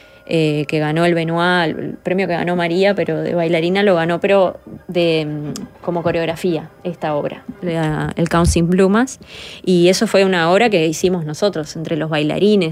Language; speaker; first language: Spanish; native; Spanish